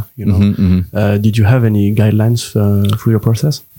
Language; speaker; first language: English; non-native, fluent; French